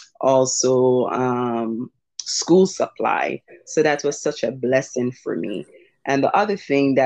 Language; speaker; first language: English; early bilingual, other home language; Jamaican Creole English